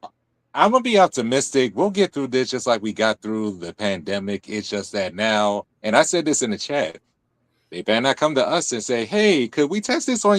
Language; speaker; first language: English; native; English